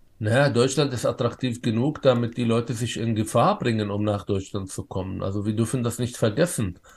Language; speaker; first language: German; non-native, fluent; Arabic